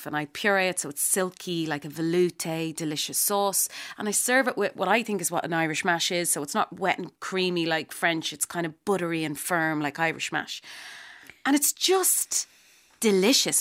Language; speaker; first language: English; native; English